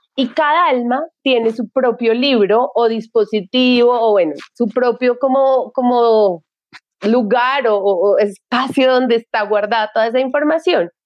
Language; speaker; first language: Spanish; native; Spanish